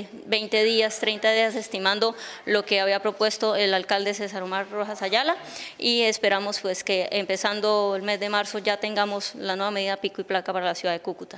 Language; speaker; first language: Spanish; native; Spanish